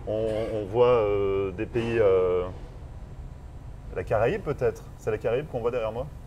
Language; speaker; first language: French; native; French